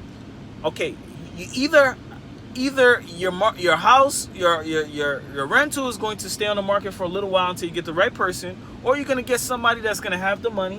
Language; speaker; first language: English; native; English